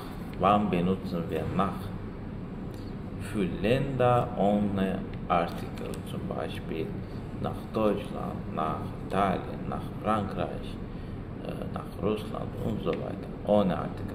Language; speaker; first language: German; non-native, fluent; Azerbaijani